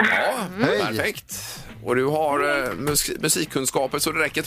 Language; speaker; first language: Swedish; native; Swedish